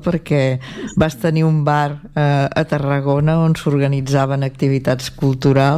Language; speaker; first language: Catalan; native; Catalan